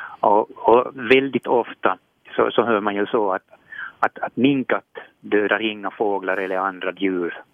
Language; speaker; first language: Swedish; native; Swedish